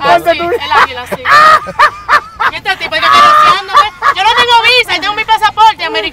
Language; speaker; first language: Spanish; native; Spanish